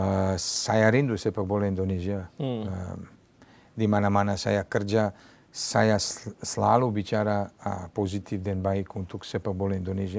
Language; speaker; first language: Indonesian; non-native, fluent; Serbian